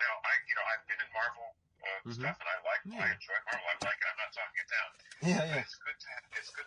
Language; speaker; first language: English; native; English